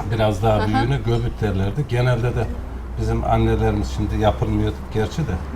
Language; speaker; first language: Turkish; native; Turkish